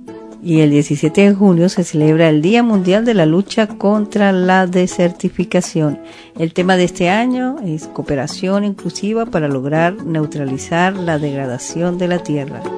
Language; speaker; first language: Spanish; native; Spanish